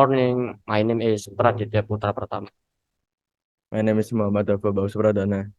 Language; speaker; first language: English; non-native, learner; Indonesian